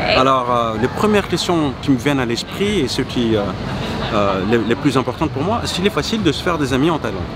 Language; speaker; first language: French; native; French